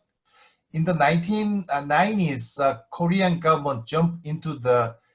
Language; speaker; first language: English; non-native, fluent; Korean